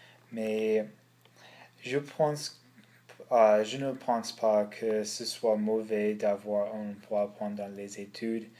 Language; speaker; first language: French; non-native, learner; English